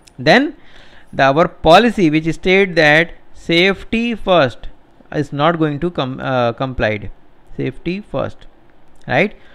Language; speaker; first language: English; non-native, local second language; Hindi